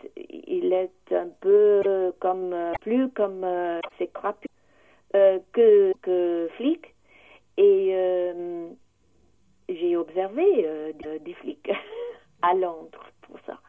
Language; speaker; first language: French; non-native, learner; English